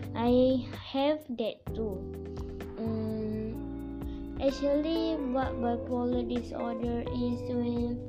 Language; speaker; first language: English; non-native, local second language; Malay